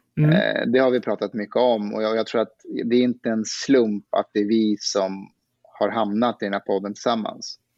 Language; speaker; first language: Swedish; early bilingual, other home language; Persian